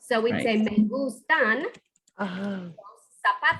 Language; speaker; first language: Spanish; non-native, fluent; English